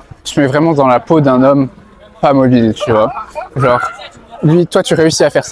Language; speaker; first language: French; native; French